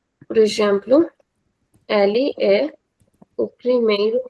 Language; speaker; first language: Portuguese; non-native, fluent; Hindi